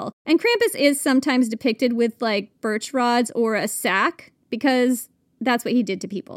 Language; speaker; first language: English; native; English